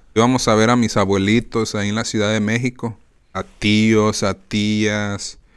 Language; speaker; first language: Spanish; native; Spanish